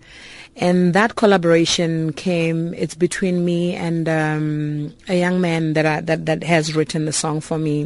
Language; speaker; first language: English; non-native, local second language; Northern Sotho